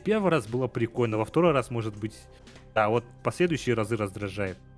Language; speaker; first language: Russian; native; Russian